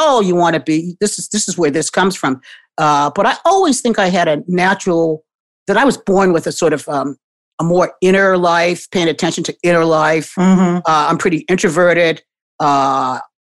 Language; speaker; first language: English; native; English